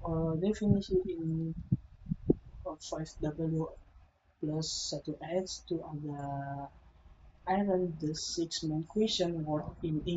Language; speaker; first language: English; non-native, learner; Indonesian